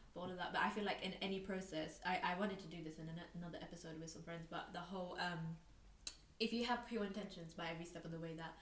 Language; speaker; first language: English; native; English